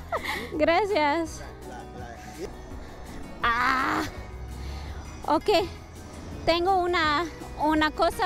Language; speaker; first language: Spanish; non-native, learner; English